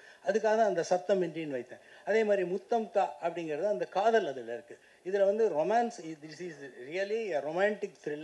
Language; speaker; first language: Tamil; native; Tamil